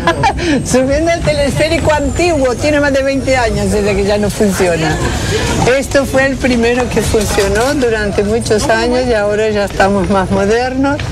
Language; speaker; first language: Spanish; non-native, fluent; Portuguese